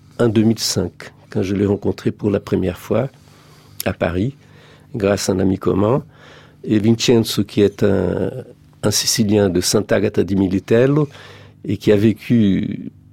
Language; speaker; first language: French; non-native, fluent; Portuguese